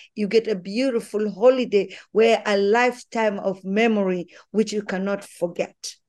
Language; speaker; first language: English; non-native, local second language; Swahili